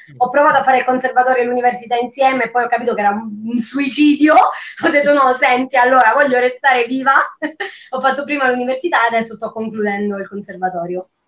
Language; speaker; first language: Italian; native; Italian